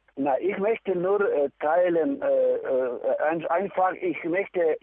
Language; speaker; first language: German; non-native, learner; Ukrainian